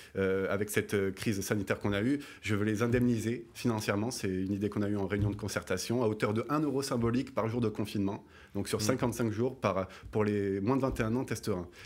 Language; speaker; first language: French; native; French